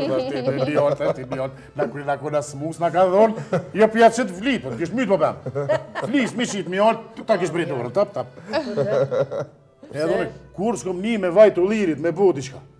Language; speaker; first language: Albanian; native; Albanian